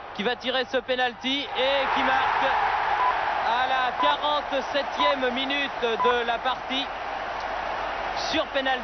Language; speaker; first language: French; native; French